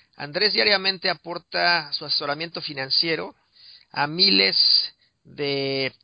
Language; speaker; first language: Spanish; native; Spanish